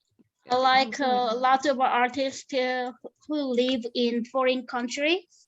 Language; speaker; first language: English; non-native, fluent; Korean